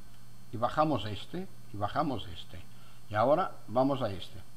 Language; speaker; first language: Spanish; non-native, fluent; Portuguese